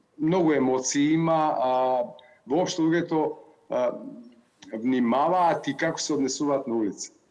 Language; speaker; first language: Macedonian; native; Macedonian